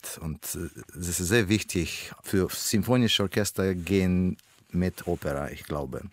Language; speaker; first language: German; non-native, learner; Russian